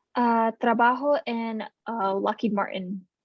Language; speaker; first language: Spanish; non-native, learner; Filipino